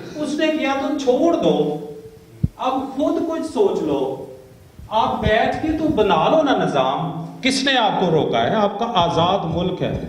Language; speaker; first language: Urdu; non-native, local second language; Punjabi